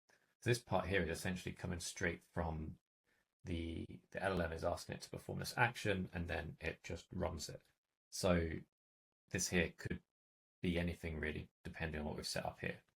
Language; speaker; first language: English; native; English